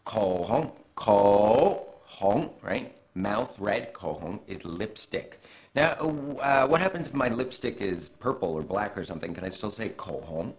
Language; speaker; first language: English; native; English